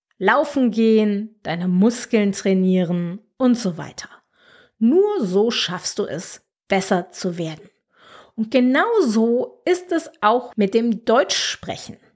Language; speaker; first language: German; native; German